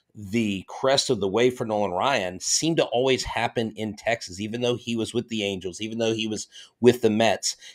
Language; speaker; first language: English; native; English